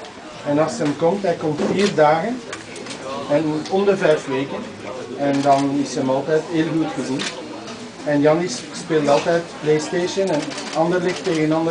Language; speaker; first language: Dutch; non-native, local second language; French